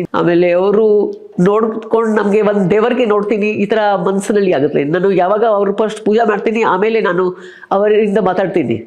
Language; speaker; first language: Kannada; non-native, local second language; Hindi